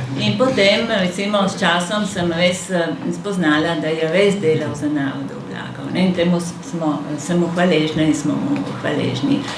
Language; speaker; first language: Slovenian; native; Slovenian